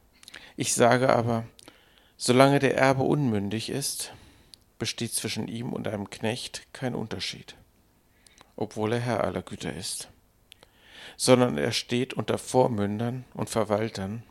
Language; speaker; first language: German; native; German